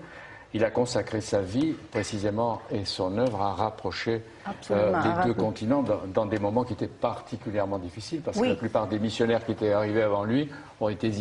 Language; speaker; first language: French; native; French